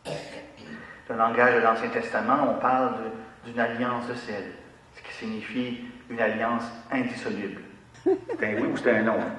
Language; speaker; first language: French; native; French